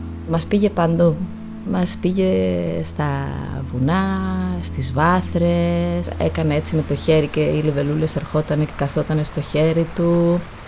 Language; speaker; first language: Greek; non-native, fluent; Spanish